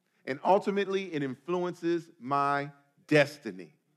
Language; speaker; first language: English; native; English